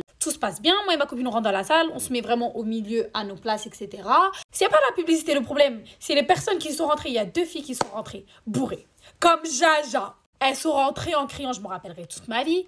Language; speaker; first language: French; native; French